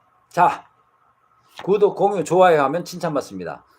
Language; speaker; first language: Korean; native; Korean